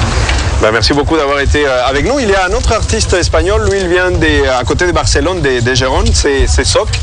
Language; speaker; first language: French; native; French